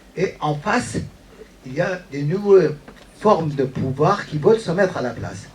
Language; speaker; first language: French; non-native, fluent; Persian